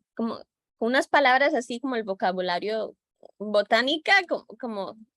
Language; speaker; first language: Spanish; early bilingual, heritage; Spanish